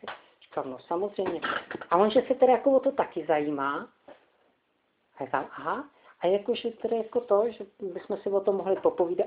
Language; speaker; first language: Czech; native; Czech